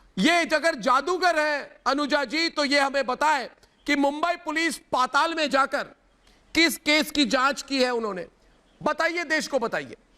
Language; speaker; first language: Hindi; non-native, local second language; Assamese